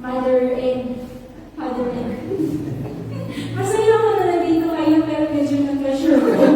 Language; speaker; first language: Filipino; native; Filipino